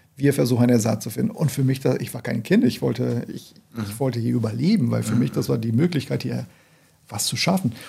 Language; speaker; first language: German; non-native, fluent; Portuguese